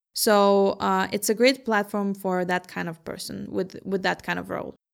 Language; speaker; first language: English; non-native, fluent; Lithuanian